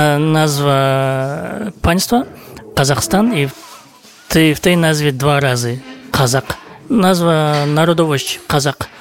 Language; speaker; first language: Polish; non-native, fluent; Kazakh